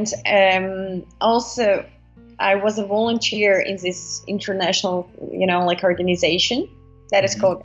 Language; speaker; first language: English; non-native, fluent; Russian